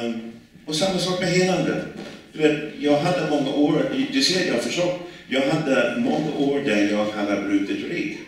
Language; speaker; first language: Swedish; non-native, fluent; English